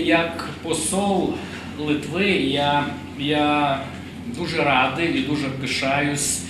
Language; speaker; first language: Ukrainian; non-native, fluent; Lithuanian